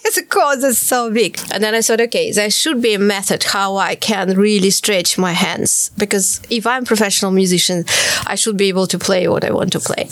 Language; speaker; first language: English; non-native, fluent; Ukrainian